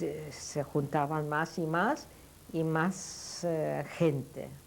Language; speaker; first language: Spanish; non-native, fluent; Yiddish